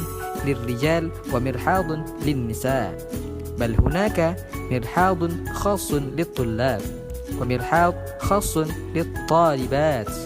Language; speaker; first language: Arabic; non-native, learner; Indonesian